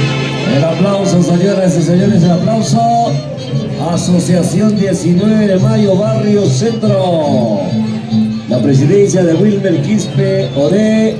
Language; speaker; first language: Spanish; native; Spanish